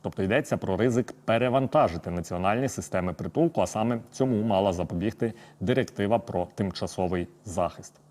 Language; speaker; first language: Ukrainian; native; Ukrainian